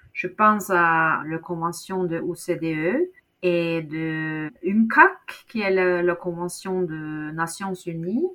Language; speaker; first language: French; non-native, fluent; Norwegian